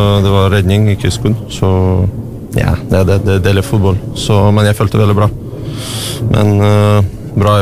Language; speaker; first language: Norwegian; non-native, learner; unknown